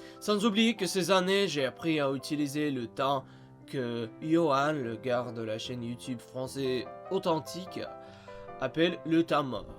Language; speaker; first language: French; non-native, fluent; Russian